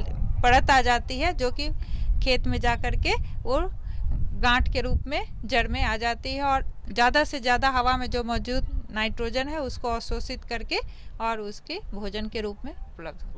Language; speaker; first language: Hindi; native; Hindi